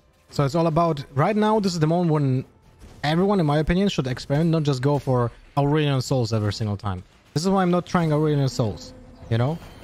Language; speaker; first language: English; non-native, fluent; Polish